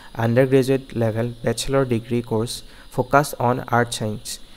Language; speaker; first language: English; non-native, local second language; Assamese